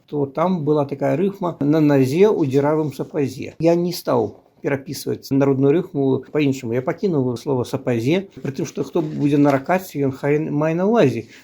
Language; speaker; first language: Belarusian; native; Belarusian